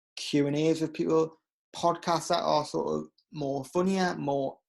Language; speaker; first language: English; native; English